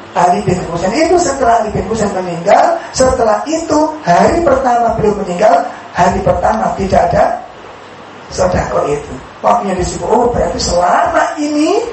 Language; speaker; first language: Indonesian; non-native, local second language; Javanese